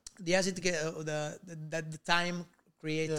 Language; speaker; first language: English; non-native, learner; Italian